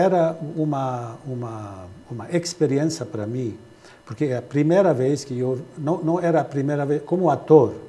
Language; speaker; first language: Portuguese; non-native, fluent; Arabic